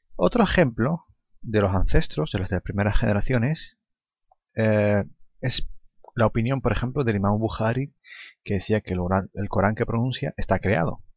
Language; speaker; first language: Spanish; non-native, fluent; Arabic